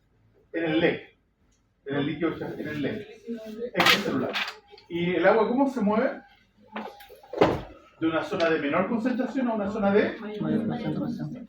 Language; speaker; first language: Spanish; native; Spanish